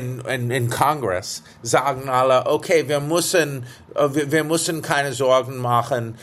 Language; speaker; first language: German; early bilingual, heritage; English